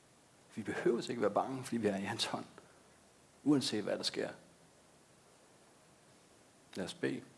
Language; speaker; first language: Danish; native; Danish